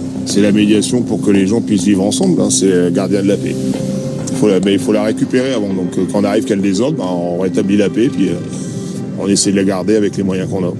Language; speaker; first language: French; native; French